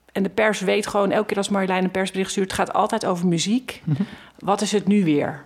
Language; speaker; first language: Dutch; native; Dutch